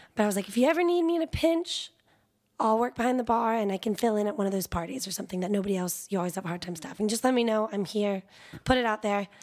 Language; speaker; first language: English; native; English